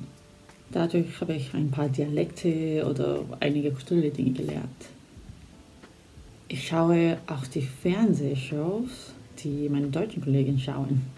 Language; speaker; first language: German; non-native, fluent; Korean